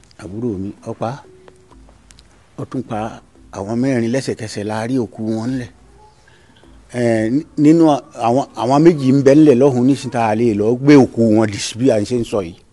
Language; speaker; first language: Yoruba; non-native, local second language; Fula